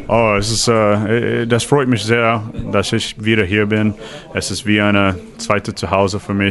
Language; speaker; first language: German; non-native, learner; English